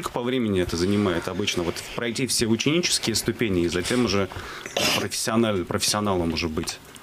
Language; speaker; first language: Russian; native; Russian